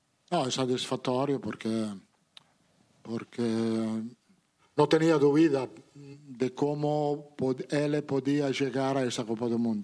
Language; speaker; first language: Portuguese; non-native, learner; Italian